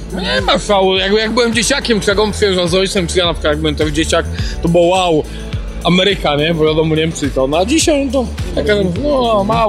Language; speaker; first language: Polish; native; Polish